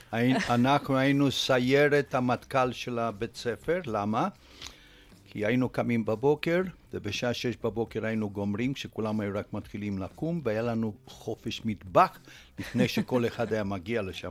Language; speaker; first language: Hebrew; non-native, fluent; Romanian